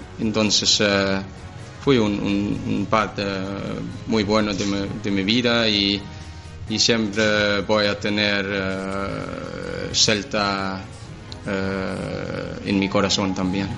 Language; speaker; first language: Spanish; non-native, learner; Danish